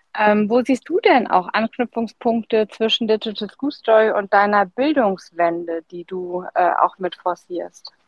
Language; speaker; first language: German; native; German